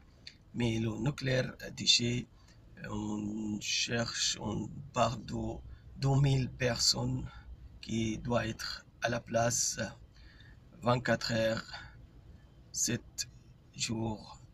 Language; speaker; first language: French; non-native, fluent; Arabic